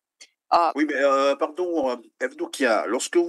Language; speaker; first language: French; native; French